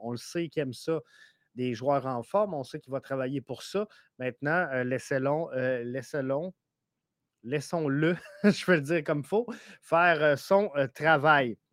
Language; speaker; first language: French; native; French